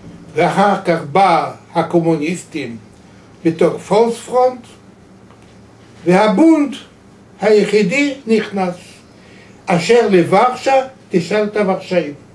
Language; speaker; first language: Hebrew; non-native, fluent; Yiddish